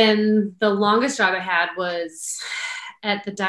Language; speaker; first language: English; native; English